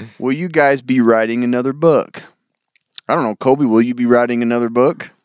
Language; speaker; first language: English; native; English